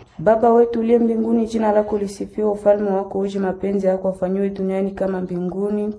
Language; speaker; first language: Swahili; native; Swahili